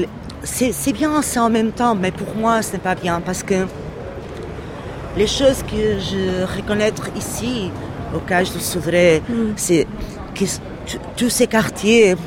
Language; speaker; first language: French; non-native, learner; Portuguese